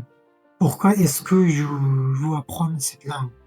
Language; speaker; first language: French; non-native, fluent; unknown